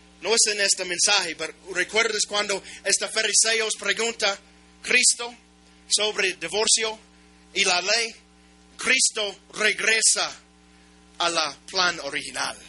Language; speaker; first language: Spanish; non-native, learner; English